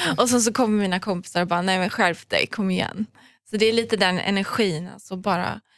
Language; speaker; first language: Swedish; early bilingual, other home language; Persian